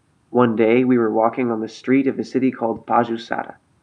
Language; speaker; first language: English; native; English